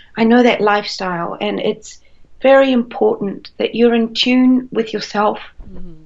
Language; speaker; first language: English; native; English